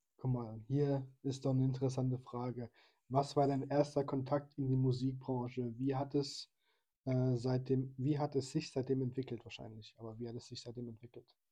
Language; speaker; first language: German; early bilingual, other home language; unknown